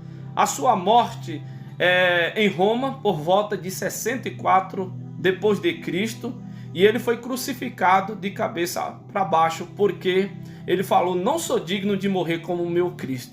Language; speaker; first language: Portuguese; native; Portuguese